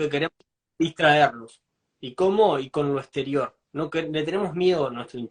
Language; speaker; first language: Spanish; native; Spanish